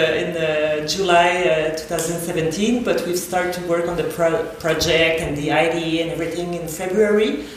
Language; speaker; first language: English; non-native, fluent; French